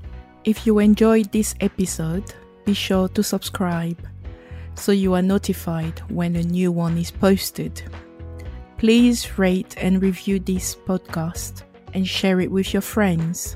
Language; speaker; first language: English; non-native, local second language; French